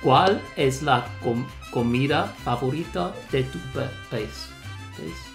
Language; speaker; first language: Spanish; non-native, learner; English